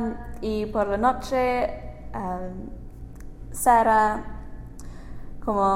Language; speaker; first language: Spanish; non-native, learner; English